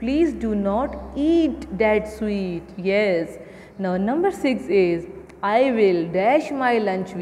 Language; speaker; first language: English; non-native, local second language; Urdu